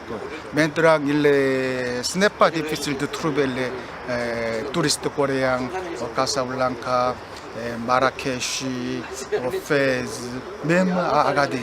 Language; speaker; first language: French; non-native, learner; Korean